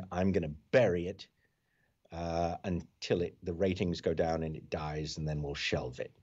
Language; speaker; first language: English; native; English